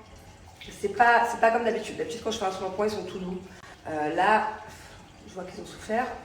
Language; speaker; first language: French; native; French